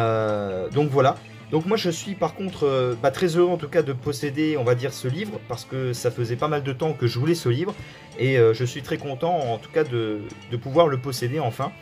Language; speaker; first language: French; native; French